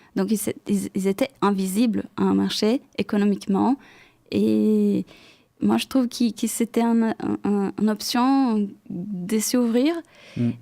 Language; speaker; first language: French; non-native, fluent; Portuguese